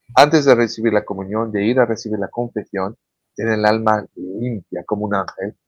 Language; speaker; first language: Spanish; non-native, fluent; French